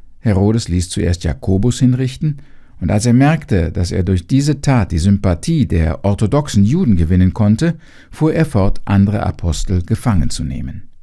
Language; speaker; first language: German; native; German